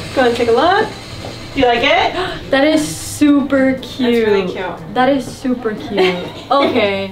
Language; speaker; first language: English; native; English